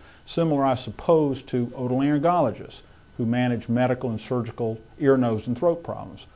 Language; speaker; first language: English; native; English